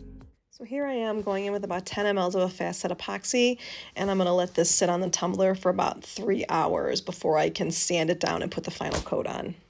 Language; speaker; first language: English; native; English